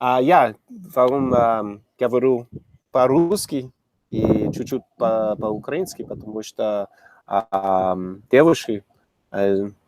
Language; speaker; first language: Russian; non-native, learner; English